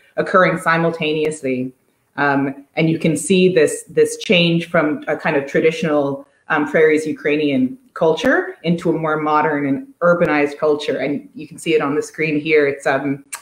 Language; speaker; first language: English; native; English